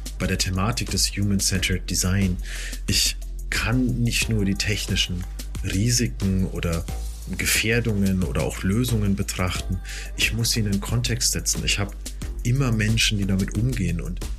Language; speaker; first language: German; native; German